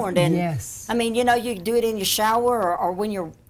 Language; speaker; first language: English; native; English